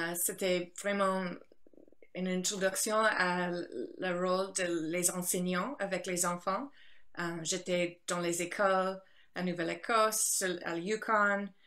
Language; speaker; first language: French; non-native, learner; English